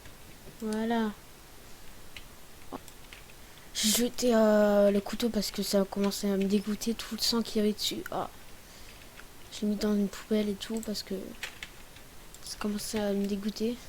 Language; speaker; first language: French; native; French